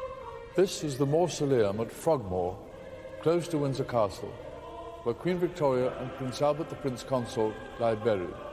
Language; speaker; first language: English; native; English